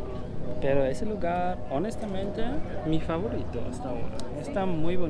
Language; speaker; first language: Spanish; non-native, learner; German